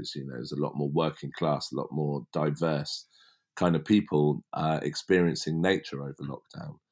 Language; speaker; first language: English; native; English